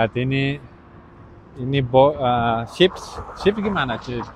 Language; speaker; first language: Indonesian; non-native, learner; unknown